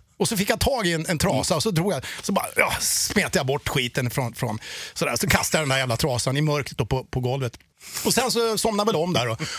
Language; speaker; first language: Swedish; native; Swedish